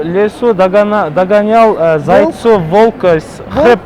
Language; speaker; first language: Russian; non-native, local second language; Kyrgyz